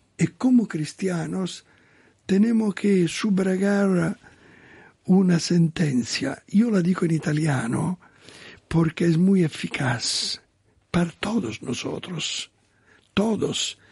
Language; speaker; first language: Spanish; non-native, learner; Italian